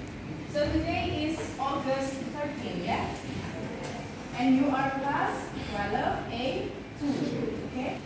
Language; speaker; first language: English; non-native, fluent; Indonesian